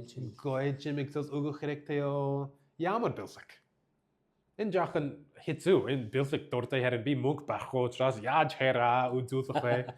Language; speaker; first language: Mongolian; early bilingual, heritage; English